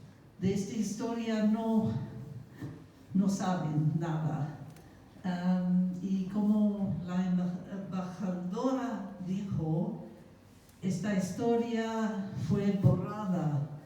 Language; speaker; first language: Spanish; non-native, fluent; English